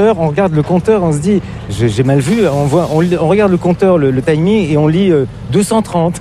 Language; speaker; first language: French; native; French